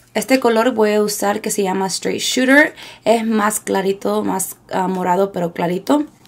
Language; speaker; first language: Spanish; early bilingual, heritage; Spanish